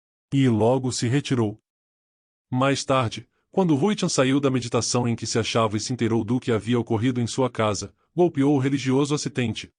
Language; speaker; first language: Portuguese; native; Portuguese